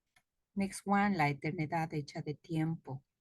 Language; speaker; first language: Spanish; native; Spanish